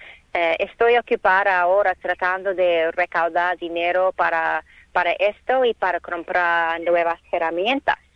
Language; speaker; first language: Spanish; non-native, learner; English